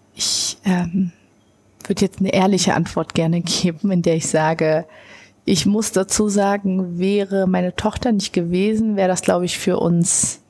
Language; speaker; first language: German; native; German